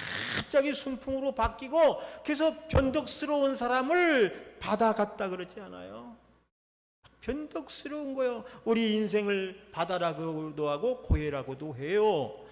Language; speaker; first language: Korean; native; Korean